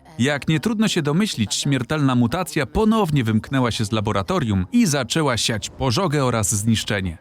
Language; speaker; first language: Polish; native; Polish